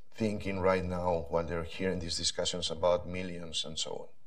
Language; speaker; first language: English; non-native, fluent; Spanish